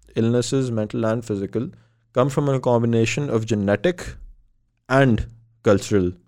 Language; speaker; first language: Urdu; native; Urdu